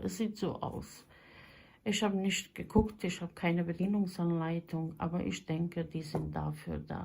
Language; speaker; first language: German; non-native, fluent; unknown